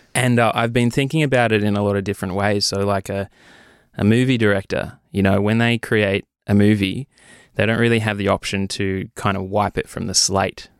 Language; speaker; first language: English; native; English